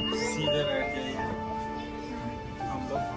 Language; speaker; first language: Hindi; non-native, local second language; Bangla